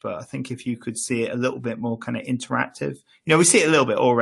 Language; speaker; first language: English; native; English